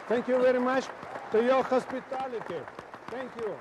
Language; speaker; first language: English; non-native, learner; Russian